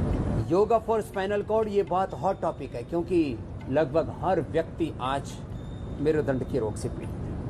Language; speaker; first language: Hindi; non-native, local second language; Gujarati